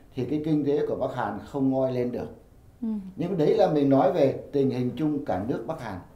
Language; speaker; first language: Vietnamese; native; Vietnamese